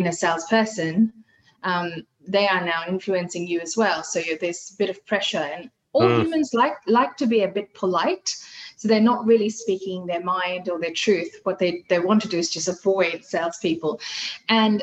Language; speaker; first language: English; non-native, fluent; Hindi